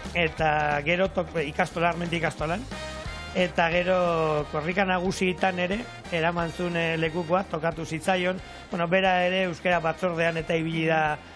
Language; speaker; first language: Basque; non-native, local second language; Spanish